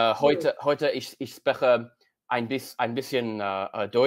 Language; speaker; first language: German; non-native, learner; English